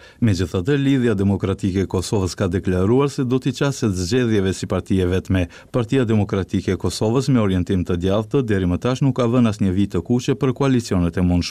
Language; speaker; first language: Albanian; native; Albanian